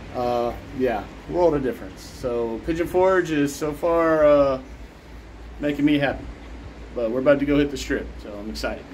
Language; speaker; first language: English; native; English